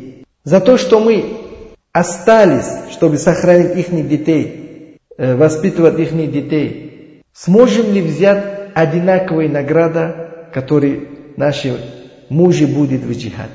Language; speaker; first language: Russian; non-native, learner; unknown